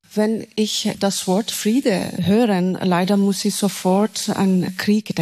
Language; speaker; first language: German; non-native, fluent; Persian